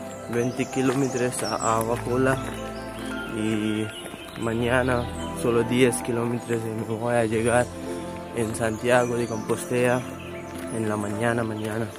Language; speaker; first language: Spanish; non-native, learner; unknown